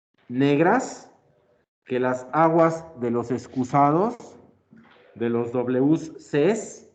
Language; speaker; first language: Spanish; native; Spanish